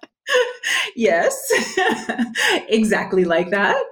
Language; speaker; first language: English; native; English